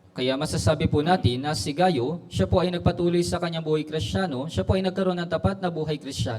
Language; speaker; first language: Filipino; native; Filipino